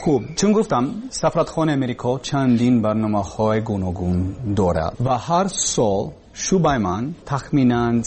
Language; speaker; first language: Persian; non-native, learner; English